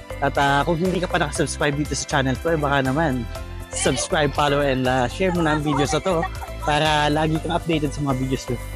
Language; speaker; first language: Filipino; native; Filipino